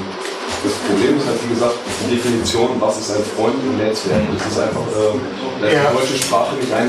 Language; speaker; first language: German; native; German